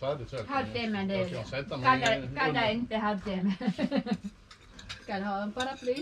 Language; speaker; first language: Swedish; non-native, learner; Cebuano